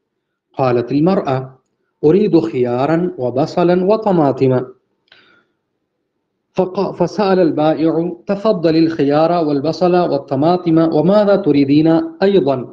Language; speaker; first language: Arabic; non-native, fluent; Urdu